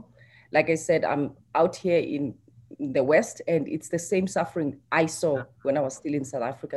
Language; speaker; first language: English; non-native, local second language; Xhosa